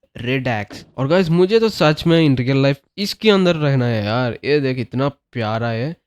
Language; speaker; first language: Hindi; non-native, local second language; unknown